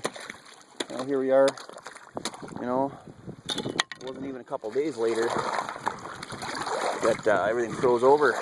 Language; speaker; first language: English; native; English